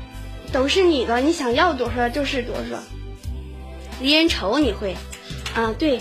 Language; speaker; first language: Chinese; native; Chinese